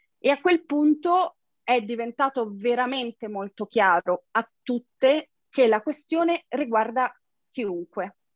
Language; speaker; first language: Italian; native; Italian